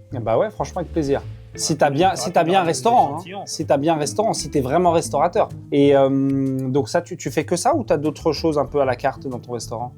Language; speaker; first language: French; native; French